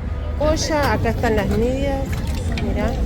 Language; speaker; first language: Spanish; non-native, fluent; Russian